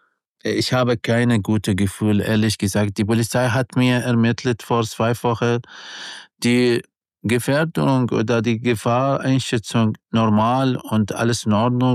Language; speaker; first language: German; non-native, learner; Arabic